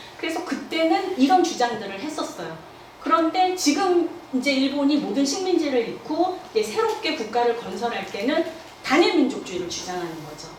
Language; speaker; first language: Korean; native; Korean